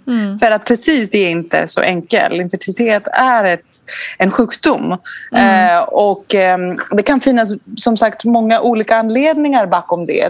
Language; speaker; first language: Swedish; non-native, fluent; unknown